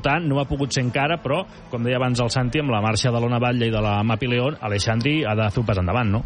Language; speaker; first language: Catalan; native; Catalan